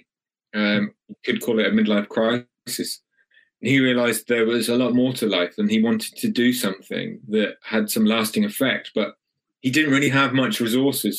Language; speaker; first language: English; native; English